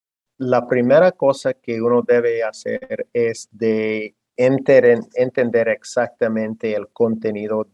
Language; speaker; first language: Spanish; non-native, fluent; English